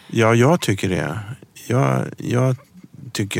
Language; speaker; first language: Swedish; early bilingual, other home language; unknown